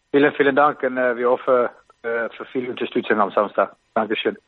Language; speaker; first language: German; non-native, fluent; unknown